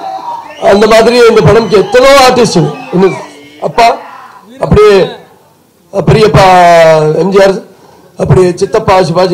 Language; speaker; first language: Tamil; non-native, local second language; Telugu